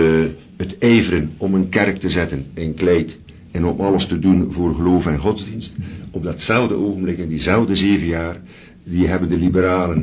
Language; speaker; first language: Dutch; native; Dutch